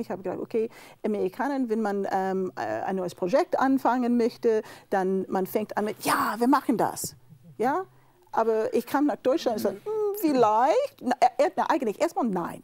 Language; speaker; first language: German; non-native, fluent; English